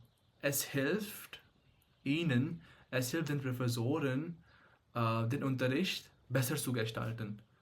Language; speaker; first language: German; non-native, fluent; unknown